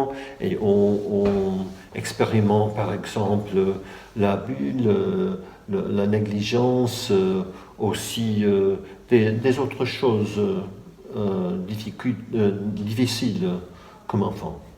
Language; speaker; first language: French; non-native, fluent; English